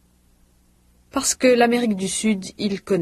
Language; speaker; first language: French; native; French